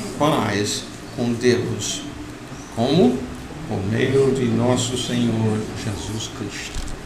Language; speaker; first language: Portuguese; non-native, fluent; English